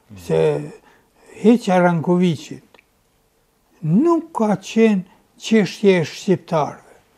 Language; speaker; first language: Albanian; native; Albanian